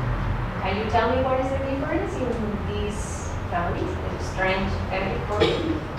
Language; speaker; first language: English; non-native, learner; Spanish